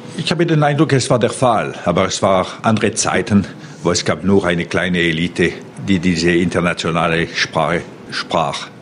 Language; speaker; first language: German; non-native, local second language; French